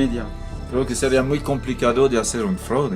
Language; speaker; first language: Spanish; non-native, fluent; French